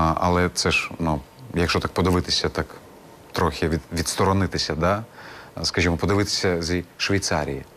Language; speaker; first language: Ukrainian; non-native, local second language; Crimean Tatar